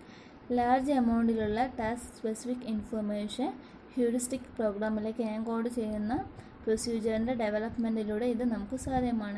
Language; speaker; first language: Malayalam; native; Malayalam